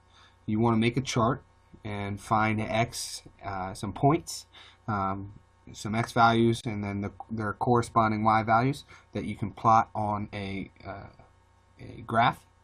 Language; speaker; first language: English; native; English